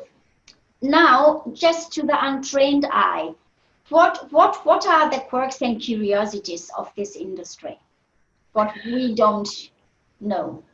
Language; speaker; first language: English; non-native, fluent; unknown